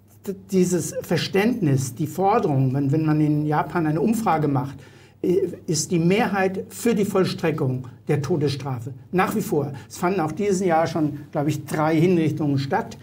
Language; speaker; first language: German; native; German